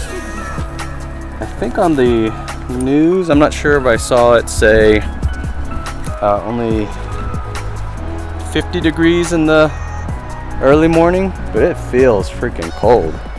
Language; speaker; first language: English; early bilingual, other home language; Vietnamese